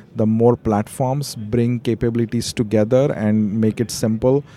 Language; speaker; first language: English; non-native, local second language; Marathi